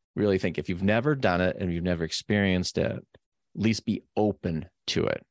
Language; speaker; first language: English; native; English